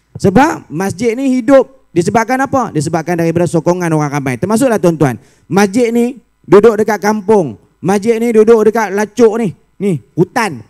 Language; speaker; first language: Malay; native; Malay